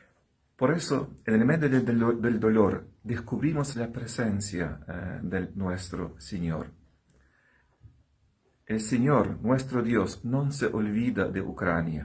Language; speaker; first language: Spanish; non-native, fluent; Ukrainian